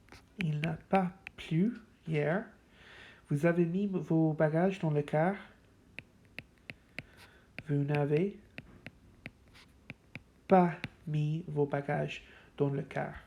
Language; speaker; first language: French; non-native, fluent; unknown